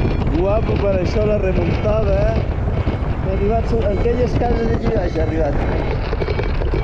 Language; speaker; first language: Catalan; native; Catalan